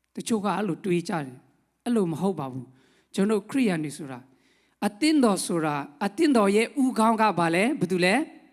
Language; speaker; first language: Burmese; non-native, local second language; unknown